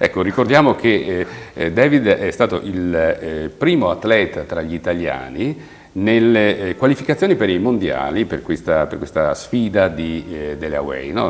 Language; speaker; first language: Italian; native; Italian